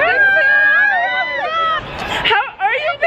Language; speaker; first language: English; native; English